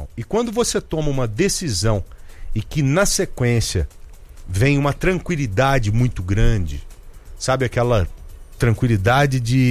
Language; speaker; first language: Portuguese; native; Portuguese